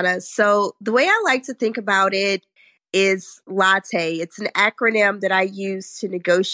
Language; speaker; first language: English; native; English